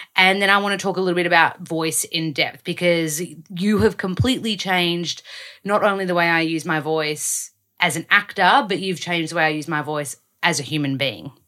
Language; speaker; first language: English; native; English